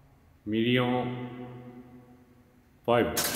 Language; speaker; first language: English; non-native, learner; Japanese